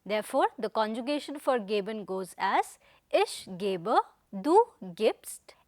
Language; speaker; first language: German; non-native, fluent; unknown